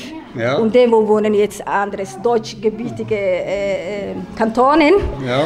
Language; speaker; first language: German; non-native, learner; Somali